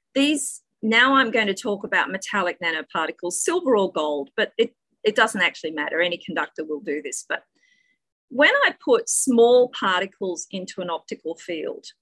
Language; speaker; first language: English; native; English